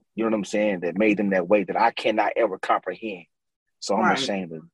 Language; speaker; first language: English; native; English